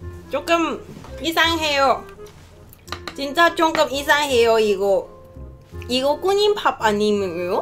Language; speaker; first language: Korean; non-native, learner; Cantonese